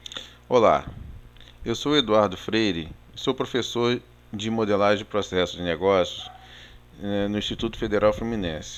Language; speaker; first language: Portuguese; native; Portuguese